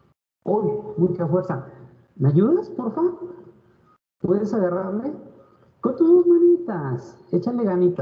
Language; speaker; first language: Spanish; native; Spanish